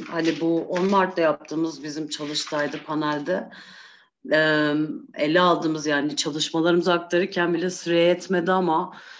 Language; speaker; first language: Turkish; native; Turkish